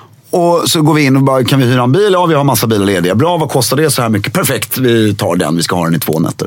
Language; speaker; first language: Swedish; native; Swedish